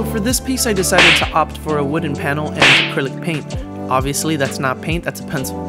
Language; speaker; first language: English; native; English